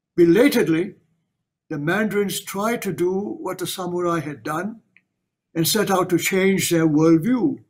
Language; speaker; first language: English; non-native, local second language; Chinese